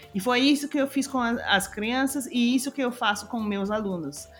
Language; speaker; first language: Portuguese; non-native, fluent; English